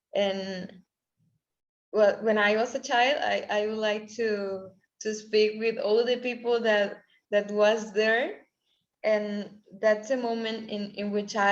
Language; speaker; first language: English; non-native, learner; Spanish